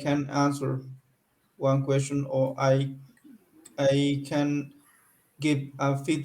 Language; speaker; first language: English; non-native, learner; Spanish